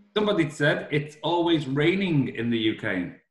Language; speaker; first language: English; native; English